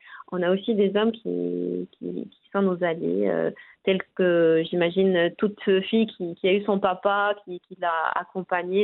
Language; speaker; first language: French; non-native, local second language; Arabic